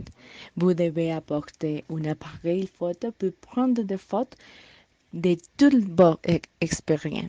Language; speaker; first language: French; non-native, learner; Spanish